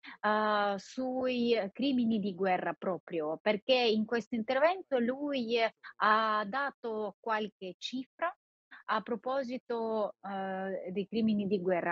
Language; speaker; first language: Italian; non-native, fluent; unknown